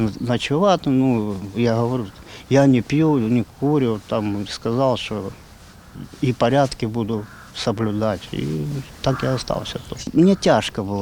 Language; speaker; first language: Ukrainian; non-native, local second language; Russian